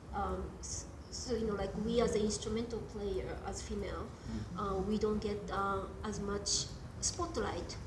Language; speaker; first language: English; non-native, fluent; Japanese